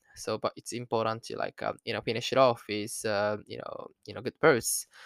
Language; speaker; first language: English; non-native, learner; Japanese